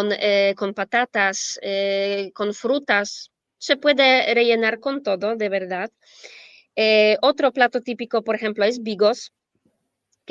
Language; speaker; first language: Spanish; non-native, fluent; Polish